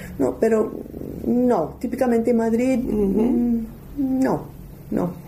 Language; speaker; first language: Spanish; non-native, fluent; English